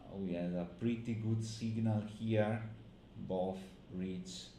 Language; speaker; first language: English; non-native, fluent; Italian